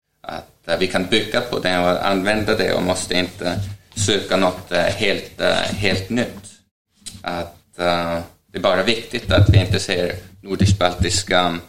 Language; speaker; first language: Swedish; non-native, fluent; Estonian